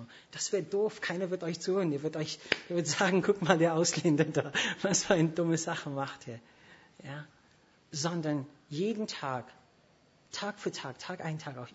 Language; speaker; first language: German; non-native, fluent; English